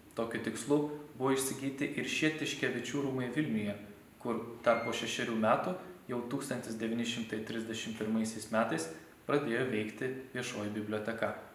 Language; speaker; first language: Lithuanian; native; Lithuanian